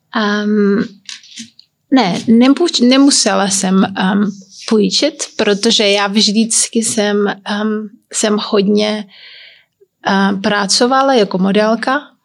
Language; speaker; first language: Czech; non-native, learner; Kabuverdianu